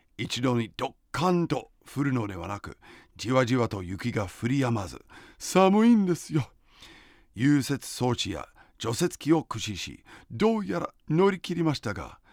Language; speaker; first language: Japanese; non-native, fluent; English